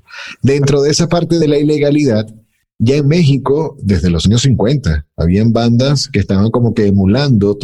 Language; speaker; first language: Spanish; native; Spanish